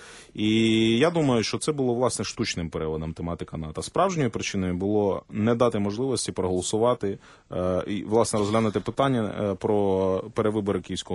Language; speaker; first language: Ukrainian; native; Ukrainian